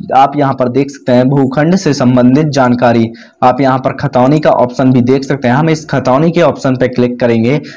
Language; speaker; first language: Hindi; native; Hindi